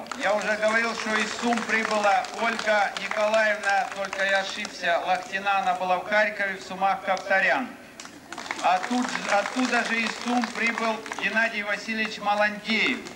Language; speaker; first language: Russian; native; Russian